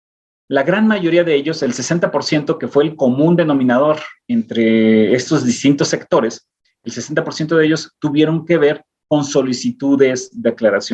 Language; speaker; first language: Spanish; native; Spanish